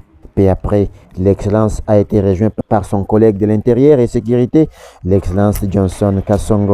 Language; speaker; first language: French; non-native, local second language; Swahili